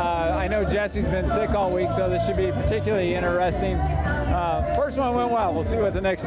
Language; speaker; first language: English; native; English